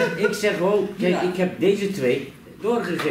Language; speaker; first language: Dutch; non-native, fluent; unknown